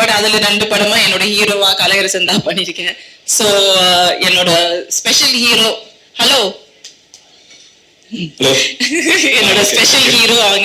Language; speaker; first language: Tamil; non-native, learner; Malayalam